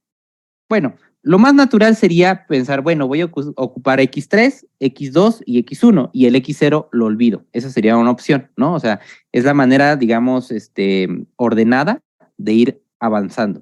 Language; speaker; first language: Spanish; native; Spanish